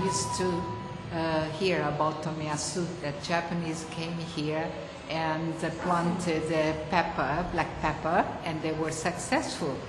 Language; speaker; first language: English; non-native, fluent; Portuguese